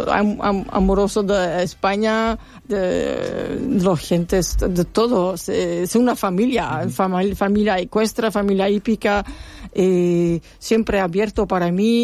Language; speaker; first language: Spanish; non-native, learner; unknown